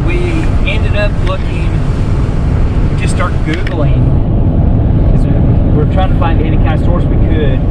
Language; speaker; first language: English; native; English